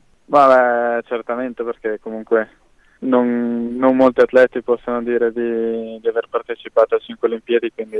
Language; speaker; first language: Italian; native; Italian